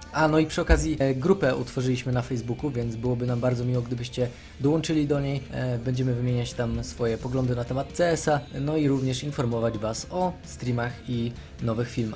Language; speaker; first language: Polish; native; Polish